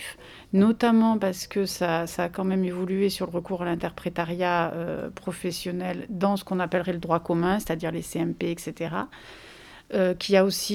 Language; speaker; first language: French; native; French